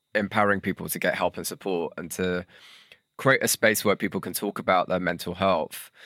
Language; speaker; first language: English; native; English